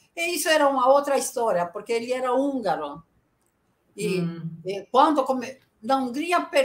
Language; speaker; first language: Portuguese; early bilingual, other home language; Italian